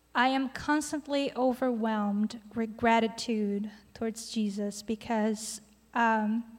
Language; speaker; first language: English; non-native, fluent; Portuguese